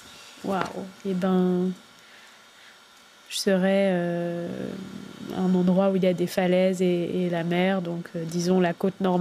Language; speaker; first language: French; native; French